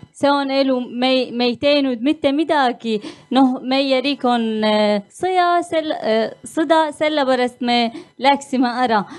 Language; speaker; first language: Estonian; non-native, learner; Arabic